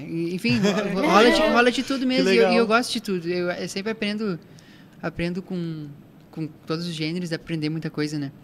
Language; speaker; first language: Portuguese; native; Portuguese